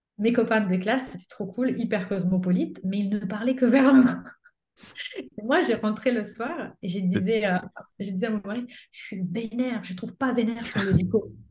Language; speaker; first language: French; non-native, fluent; Italian